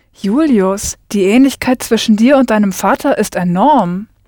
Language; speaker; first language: German; non-native, learner; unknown